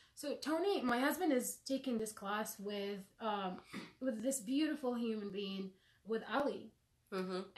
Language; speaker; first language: English; non-native, fluent; Arabic